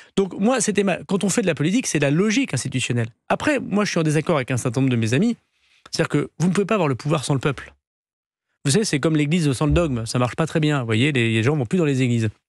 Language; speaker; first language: French; native; French